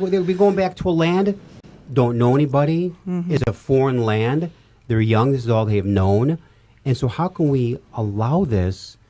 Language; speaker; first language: English; native; English